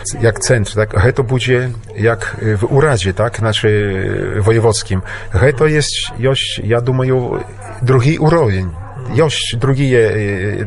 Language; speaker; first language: Polish; non-native, learner; Belarusian